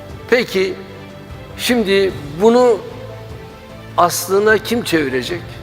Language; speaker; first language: Turkish; native; Turkish